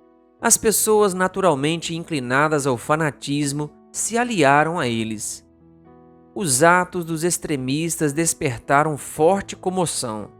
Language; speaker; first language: Portuguese; native; Portuguese